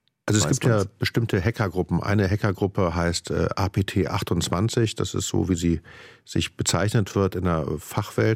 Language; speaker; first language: German; native; German